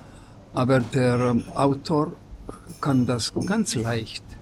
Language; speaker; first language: German; non-native, fluent; Estonian